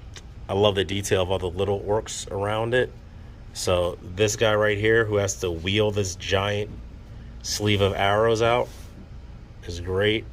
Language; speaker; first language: English; native; English